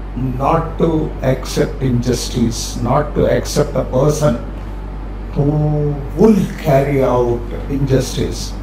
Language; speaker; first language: English; non-native, local second language; Urdu